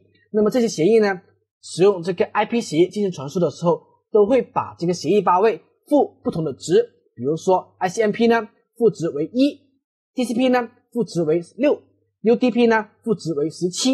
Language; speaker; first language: Chinese; native; Chinese